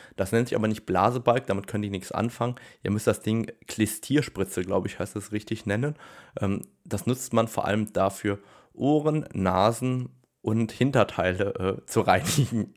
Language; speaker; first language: German; native; German